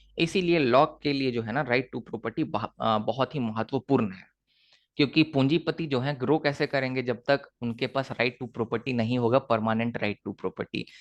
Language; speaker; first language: Hindi; native; Hindi